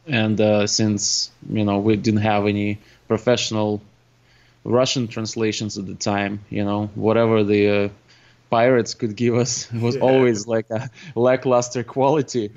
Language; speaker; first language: English; non-native, fluent; Russian